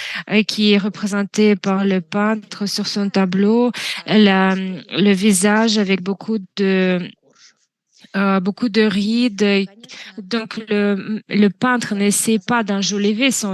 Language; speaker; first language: French; non-native, fluent; Russian